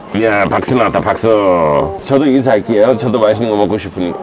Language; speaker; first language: Korean; non-native, fluent; English